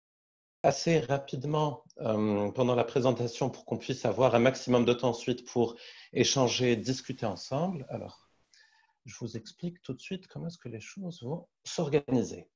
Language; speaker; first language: French; native; French